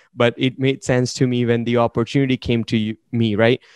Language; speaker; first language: English; non-native, local second language; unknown